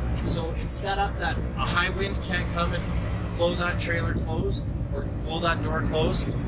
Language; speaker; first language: English; native; English